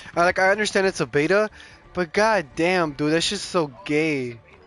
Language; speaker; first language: English; early bilingual, other home language; Spanish